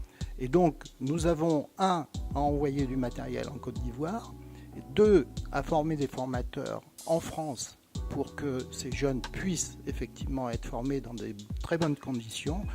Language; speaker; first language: French; native; French